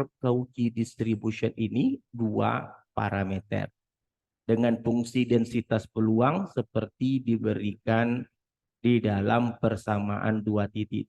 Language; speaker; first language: Indonesian; native; Indonesian